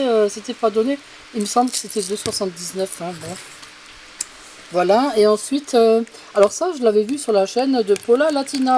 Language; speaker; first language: French; native; French